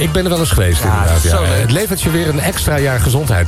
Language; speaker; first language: Dutch; native; Dutch